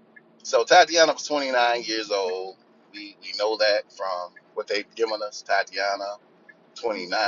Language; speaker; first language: English; native; English